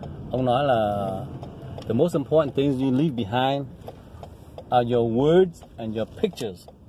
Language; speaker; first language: English; non-native, fluent; Vietnamese